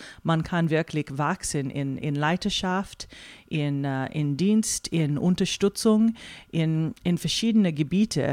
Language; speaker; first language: German; non-native, fluent; English